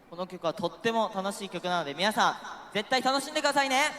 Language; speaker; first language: Japanese; non-native, learner; Korean